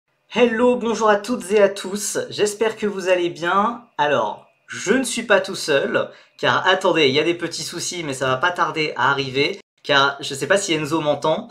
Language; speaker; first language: French; native; French